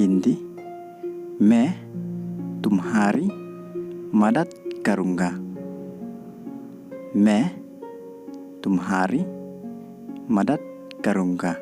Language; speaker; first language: Hindi; non-native, local second language; Khasi